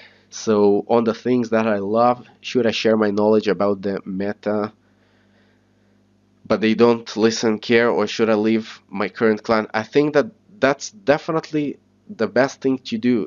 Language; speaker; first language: English; non-native, fluent; Hebrew